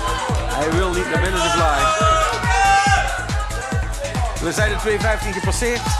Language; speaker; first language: Dutch; native; Dutch